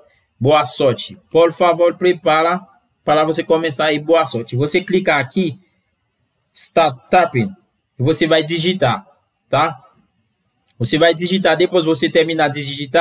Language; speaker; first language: Portuguese; non-native, fluent; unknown